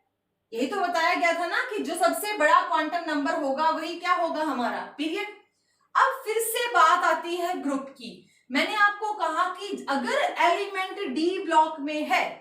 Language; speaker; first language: Hindi; native; Hindi